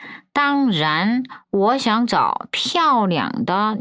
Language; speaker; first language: Chinese; non-native, fluent; Korean